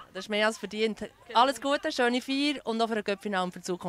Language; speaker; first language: German; native; German